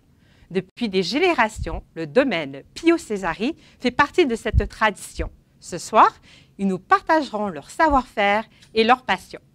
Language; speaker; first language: French; native; French